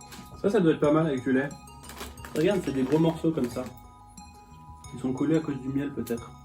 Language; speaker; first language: French; native; French